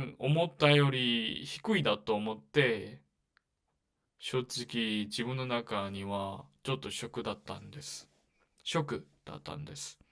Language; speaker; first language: Japanese; non-native, learner; Korean